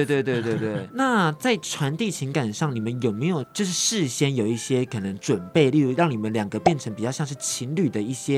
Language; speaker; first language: Chinese; native; Chinese